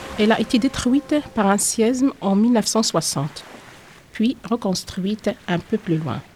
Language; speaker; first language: French; non-native, local second language; Tachelhit